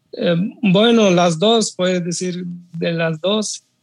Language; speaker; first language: Spanish; non-native, learner; Urdu